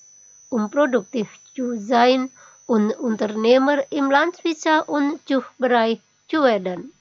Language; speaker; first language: German; non-native, fluent; Indonesian